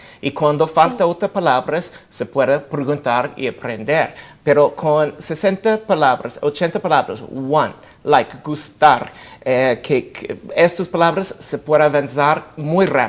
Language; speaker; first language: Spanish; non-native, fluent; English